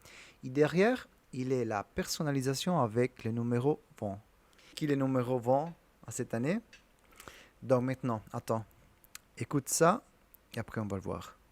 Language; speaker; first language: French; non-native, learner; Italian